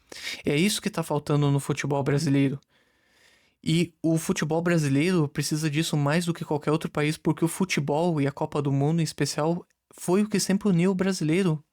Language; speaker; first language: Portuguese; native; Portuguese